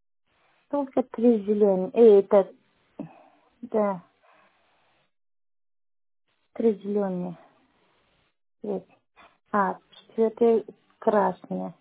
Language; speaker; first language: Russian; non-native, learner; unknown